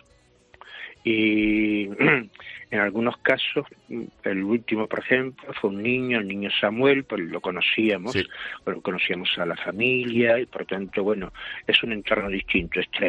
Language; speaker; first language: Spanish; native; Spanish